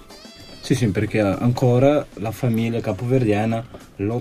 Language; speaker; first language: Italian; non-native, learner; Kabuverdianu